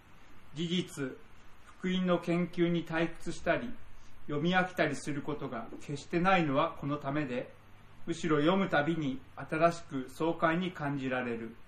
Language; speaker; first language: Japanese; native; Japanese